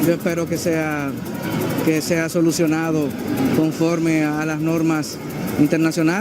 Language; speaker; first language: Spanish; native; Spanish